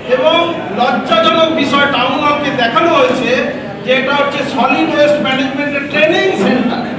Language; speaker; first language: Bangla; native; Bangla